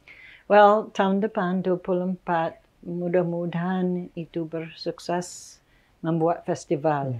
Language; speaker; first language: Indonesian; non-native, fluent; English